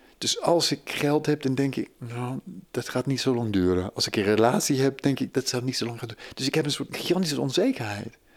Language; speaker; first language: Dutch; non-native, fluent; English